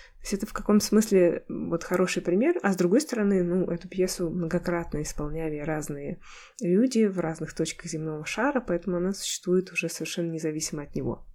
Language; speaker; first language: Russian; native; Russian